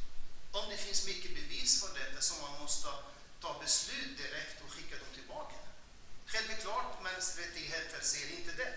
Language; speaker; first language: Swedish; non-native, fluent; Arabic